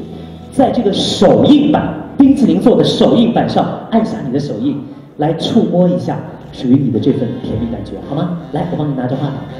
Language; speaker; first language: Chinese; native; Chinese